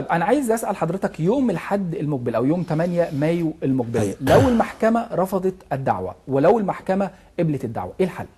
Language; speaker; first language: Arabic; native; Arabic